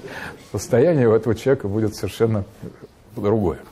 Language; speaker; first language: Russian; native; Russian